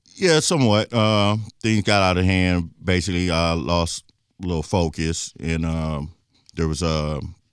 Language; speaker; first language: English; native; English